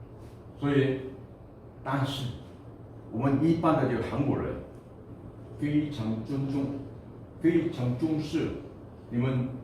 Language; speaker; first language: Chinese; non-native, fluent; Korean